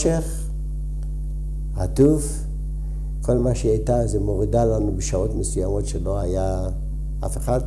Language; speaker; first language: Hebrew; non-native, fluent; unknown